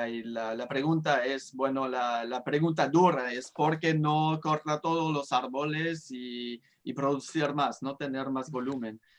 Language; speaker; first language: Spanish; non-native, fluent; French